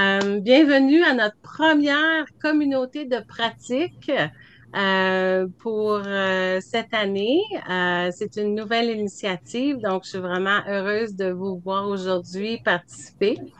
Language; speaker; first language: French; native; French